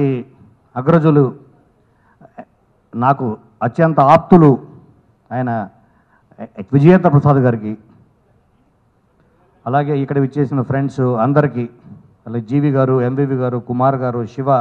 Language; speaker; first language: Telugu; native; Telugu